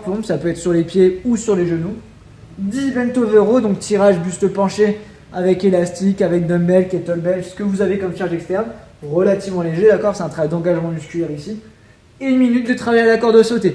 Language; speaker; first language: French; native; French